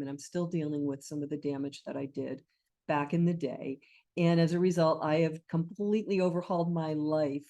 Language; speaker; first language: English; native; English